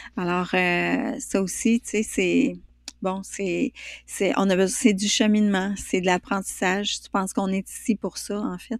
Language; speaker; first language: French; native; French